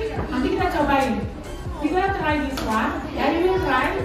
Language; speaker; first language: English; non-native, fluent; Indonesian